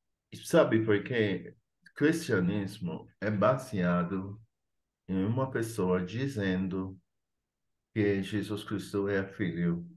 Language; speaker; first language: Portuguese; non-native, fluent; English